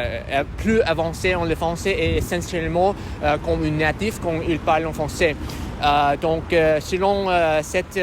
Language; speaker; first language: French; non-native, learner; English